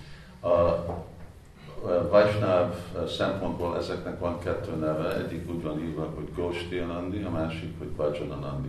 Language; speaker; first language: Hungarian; non-native, fluent; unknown